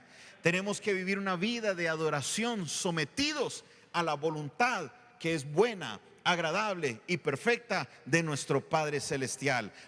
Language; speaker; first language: Spanish; native; Spanish